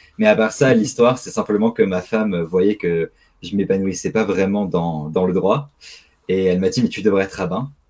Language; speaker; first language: French; native; French